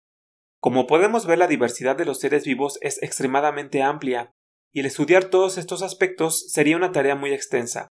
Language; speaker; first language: Spanish; native; Spanish